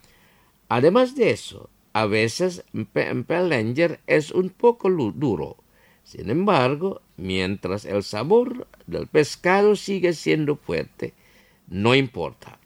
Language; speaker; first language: Spanish; non-native, fluent; Indonesian